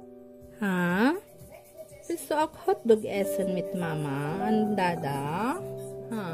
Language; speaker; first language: German; non-native, learner; Filipino